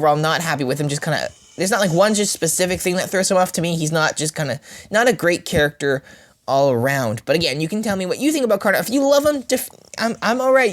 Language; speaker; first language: English; native; English